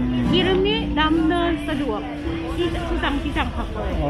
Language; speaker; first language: Korean; non-native, learner; Thai